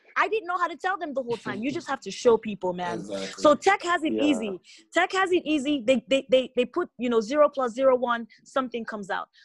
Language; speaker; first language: English; non-native, local second language; Igbo